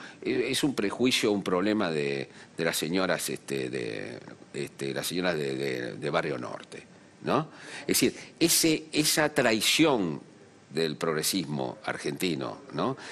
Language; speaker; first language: Spanish; native; Spanish